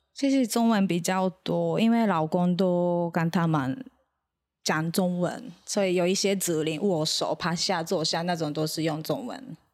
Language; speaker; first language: Chinese; non-native, fluent; Japanese